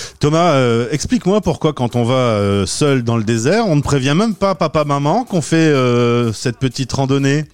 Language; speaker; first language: French; native; French